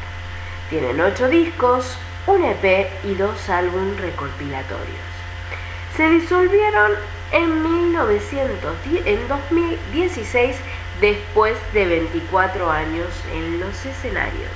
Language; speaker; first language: Spanish; native; Spanish